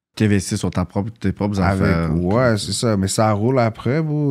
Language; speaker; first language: French; early bilingual, other home language; English